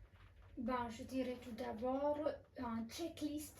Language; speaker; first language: French; non-native, fluent; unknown